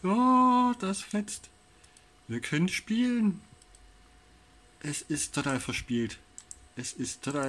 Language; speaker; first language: German; native; German